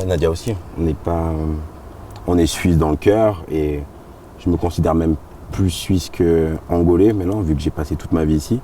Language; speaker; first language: French; native; French